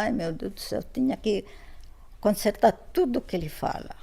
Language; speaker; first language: Portuguese; non-native, fluent; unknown